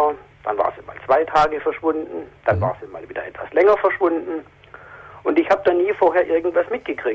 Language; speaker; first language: German; native; German